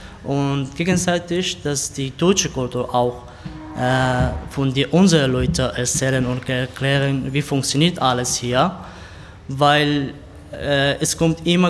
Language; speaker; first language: German; non-native, learner; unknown